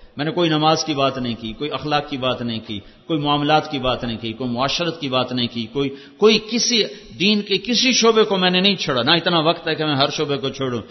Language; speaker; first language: Urdu; non-native, local second language; Punjabi